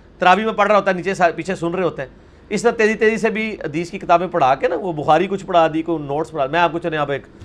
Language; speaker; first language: Urdu; non-native, local second language; Punjabi